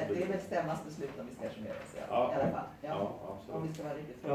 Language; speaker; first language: Swedish; native; Swedish